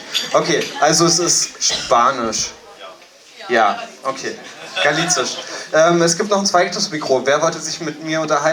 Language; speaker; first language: German; native; German